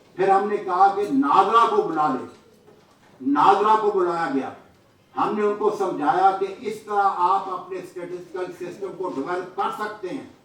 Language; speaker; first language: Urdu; non-native, local second language; Punjabi